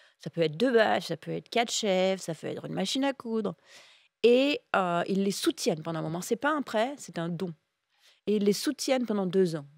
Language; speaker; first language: French; native; French